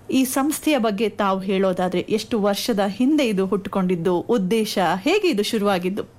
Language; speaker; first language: Kannada; native; Kannada